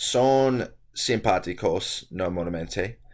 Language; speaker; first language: Spanish; non-native, learner; English